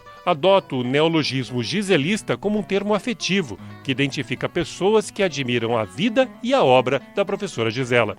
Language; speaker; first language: Portuguese; native; Portuguese